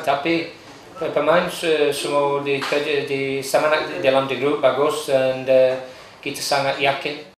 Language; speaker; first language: Indonesian; non-native, learner; English